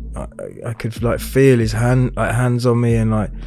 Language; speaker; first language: English; native; English